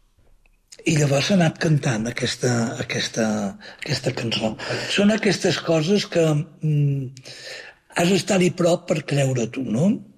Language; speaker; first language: Catalan; native; Catalan